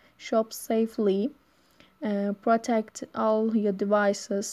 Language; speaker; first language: English; non-native, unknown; Turkish